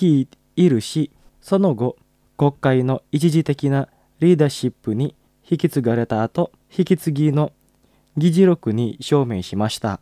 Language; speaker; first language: Japanese; non-native, fluent; Indonesian